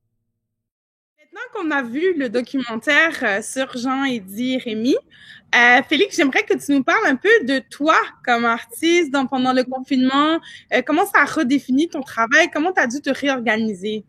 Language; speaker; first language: French; native; French